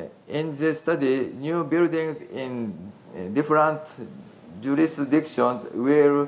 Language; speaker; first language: English; non-native, fluent; Japanese